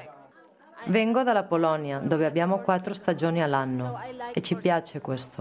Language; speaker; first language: Italian; non-native, fluent; Polish